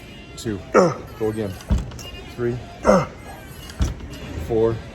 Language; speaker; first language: English; native; English